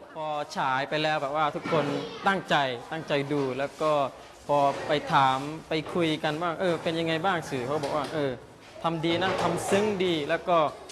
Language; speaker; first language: Thai; non-native, local second language; Malay